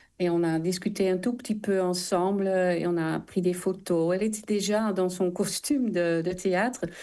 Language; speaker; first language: French; non-native, fluent; Dutch